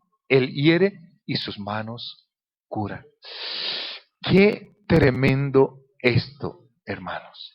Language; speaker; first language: Spanish; native; Spanish